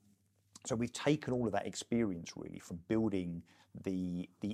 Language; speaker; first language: English; native; English